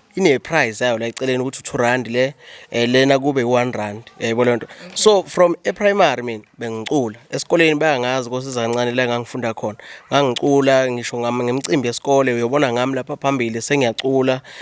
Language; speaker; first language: Zulu; native; Zulu